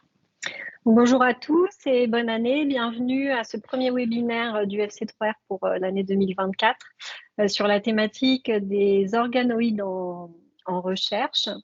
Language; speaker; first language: French; native; French